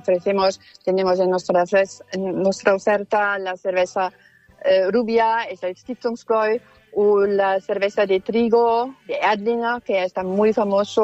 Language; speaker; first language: Spanish; non-native, fluent; German